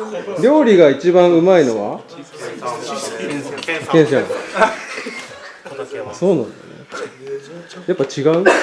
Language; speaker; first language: Japanese; native; Japanese